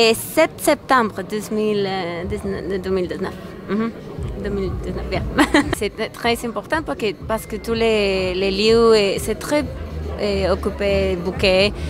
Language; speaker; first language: French; non-native, learner; Spanish